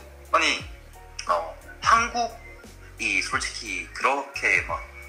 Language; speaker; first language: Korean; native; Korean